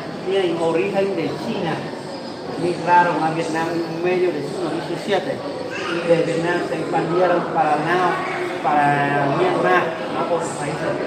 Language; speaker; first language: Spanish; non-native, fluent; Vietnamese